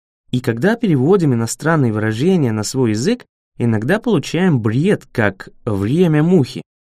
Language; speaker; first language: Russian; non-native, fluent; English